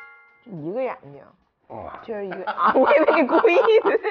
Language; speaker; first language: Chinese; native; Chinese